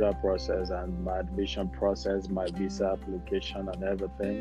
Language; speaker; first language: English; non-native, local second language; Igbo